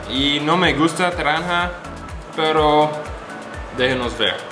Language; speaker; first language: Spanish; non-native, learner; English